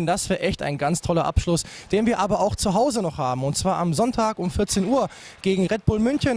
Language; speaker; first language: German; native; German